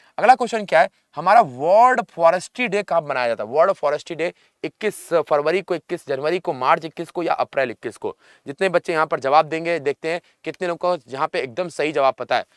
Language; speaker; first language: Hindi; native; Hindi